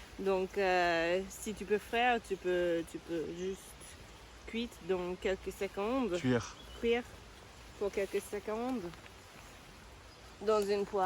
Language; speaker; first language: French; non-native, learner; English